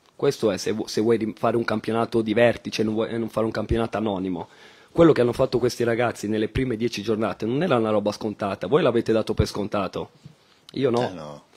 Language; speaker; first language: Italian; native; Italian